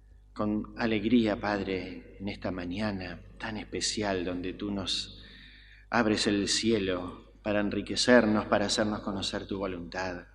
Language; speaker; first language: Spanish; native; Spanish